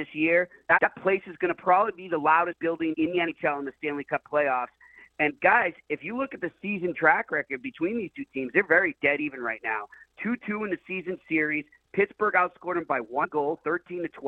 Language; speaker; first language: English; native; English